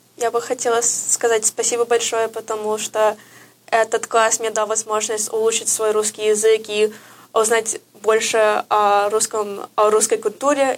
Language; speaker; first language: Russian; early bilingual, heritage; Russian